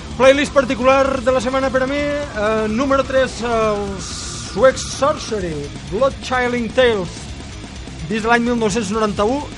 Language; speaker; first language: Catalan; native; Catalan